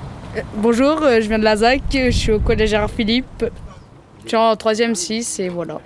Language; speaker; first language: French; native; French